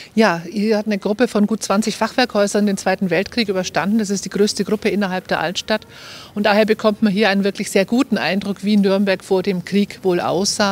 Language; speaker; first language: German; native; German